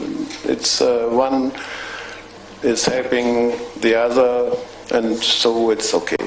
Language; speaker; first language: English; non-native, fluent; German